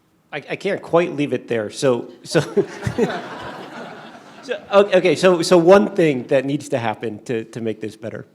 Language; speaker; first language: English; native; English